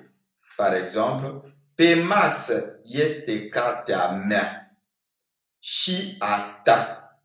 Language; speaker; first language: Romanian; non-native, fluent; French